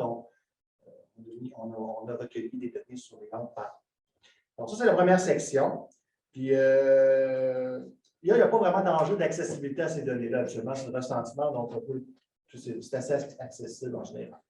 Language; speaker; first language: French; native; French